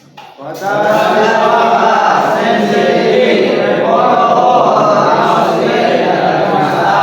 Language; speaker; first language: Japanese; non-native, learner; Indonesian